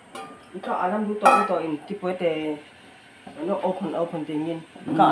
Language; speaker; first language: Filipino; non-native, learner; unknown